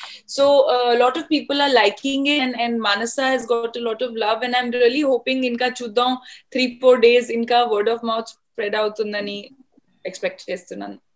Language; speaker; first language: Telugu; non-native, fluent; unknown